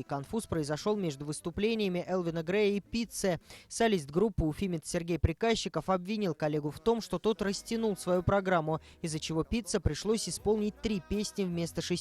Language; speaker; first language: Russian; native; Russian